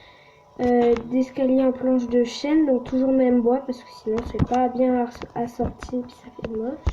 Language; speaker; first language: French; native; French